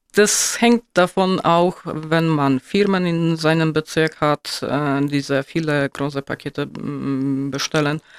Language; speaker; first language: German; non-native, fluent; Polish